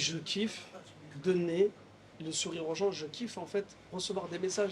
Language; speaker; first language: French; native; French